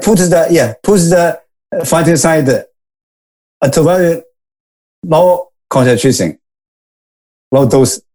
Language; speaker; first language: English; non-native, learner; Japanese